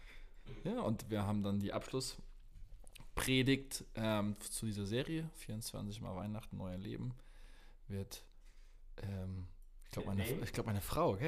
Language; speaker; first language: German; native; German